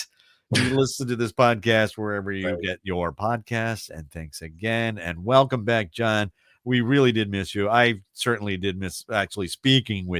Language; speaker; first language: English; native; English